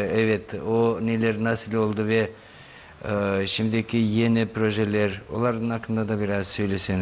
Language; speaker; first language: Turkish; non-native, learner; Bosnian